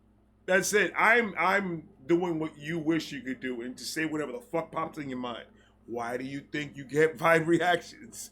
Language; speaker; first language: English; native; English